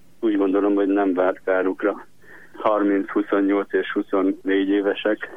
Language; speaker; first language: Hungarian; native; Hungarian